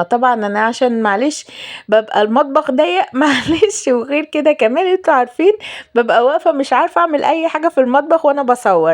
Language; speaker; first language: Arabic; native; Arabic